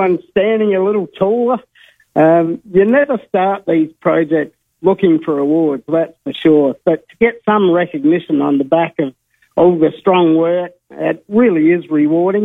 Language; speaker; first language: English; native; English